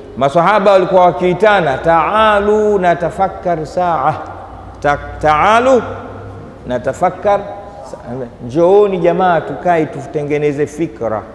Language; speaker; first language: Swahili; native; Swahili